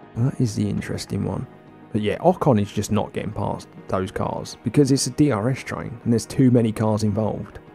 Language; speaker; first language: English; native; English